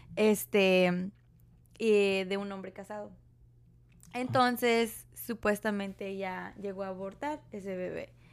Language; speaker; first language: Spanish; early bilingual, heritage; Spanish